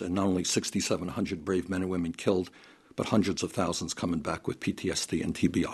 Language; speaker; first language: English; native; English